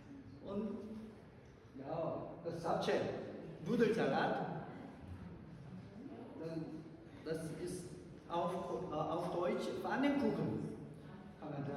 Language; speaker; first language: German; non-native, learner; Korean